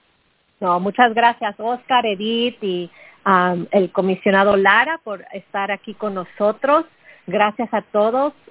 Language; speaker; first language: Spanish; early bilingual, heritage; Spanish